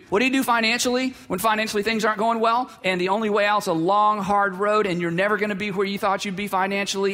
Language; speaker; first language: English; native; English